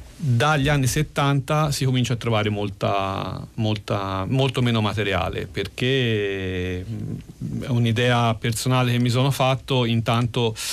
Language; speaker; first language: Italian; native; Italian